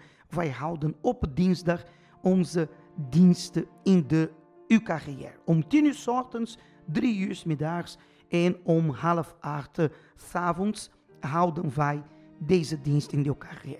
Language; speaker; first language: Dutch; non-native, fluent; Portuguese